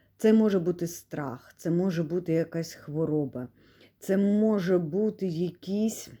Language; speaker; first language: Ukrainian; non-native, local second language; Russian